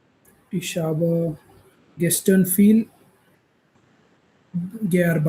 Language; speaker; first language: German; non-native, learner; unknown